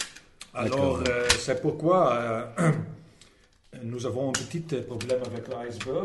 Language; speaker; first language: French; non-native, learner; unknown